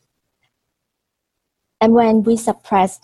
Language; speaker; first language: English; non-native, local second language; Cantonese